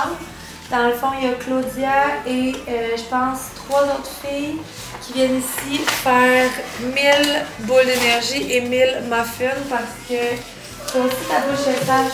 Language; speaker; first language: French; native; French